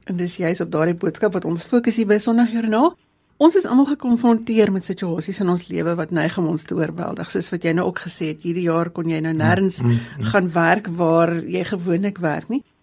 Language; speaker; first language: Afrikaans; native; Afrikaans